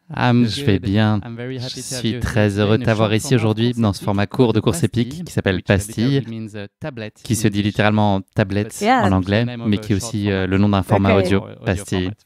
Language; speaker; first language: French; native; French